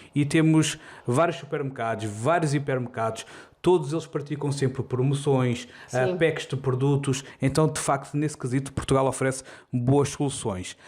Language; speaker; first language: Portuguese; native; Portuguese